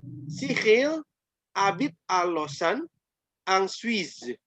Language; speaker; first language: French; non-native, fluent; Indonesian